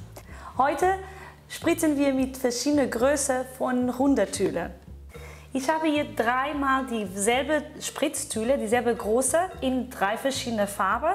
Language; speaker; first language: German; non-native, fluent; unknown